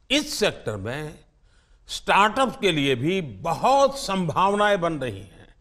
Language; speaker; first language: Hindi; non-native, local second language; Gujarati